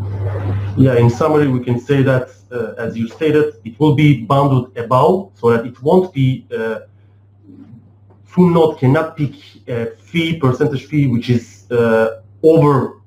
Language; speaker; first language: English; non-native, fluent; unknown